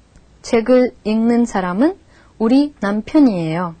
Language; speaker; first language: Korean; non-native, fluent; Russian